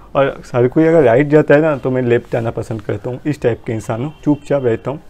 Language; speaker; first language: Hindi; non-native, local second language; Bangla